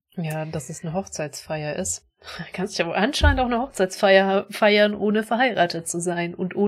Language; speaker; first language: German; native; German